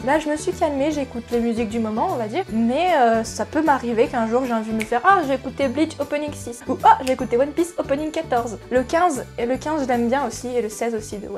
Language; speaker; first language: French; native; French